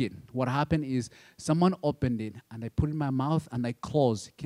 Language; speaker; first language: English; non-native, local second language; Kinyarwanda